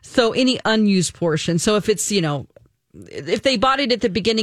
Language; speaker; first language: English; native; English